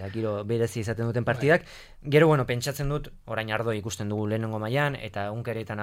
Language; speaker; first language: Basque; native; Basque